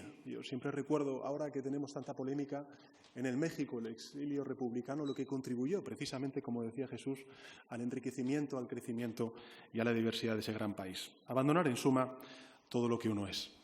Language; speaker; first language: Spanish; native; Spanish